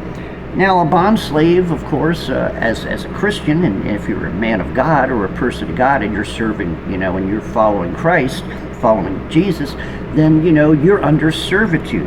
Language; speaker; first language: English; native; English